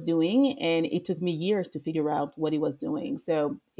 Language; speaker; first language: English; non-native, fluent; French